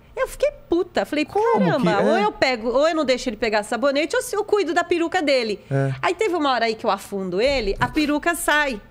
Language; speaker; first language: Portuguese; native; Portuguese